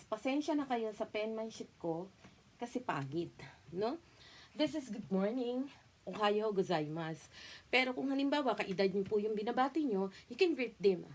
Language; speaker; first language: Filipino; native; Filipino